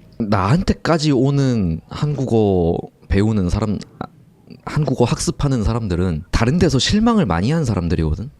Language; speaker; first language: Korean; native; Korean